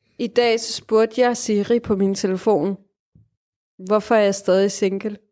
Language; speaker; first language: Danish; early bilingual, other home language; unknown